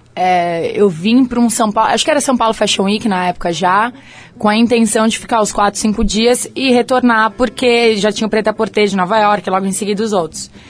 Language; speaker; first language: Portuguese; native; Portuguese